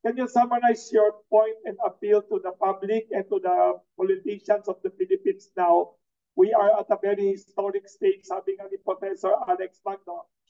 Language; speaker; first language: English; non-native, local second language; Filipino